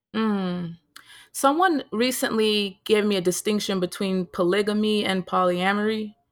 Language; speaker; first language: English; native; English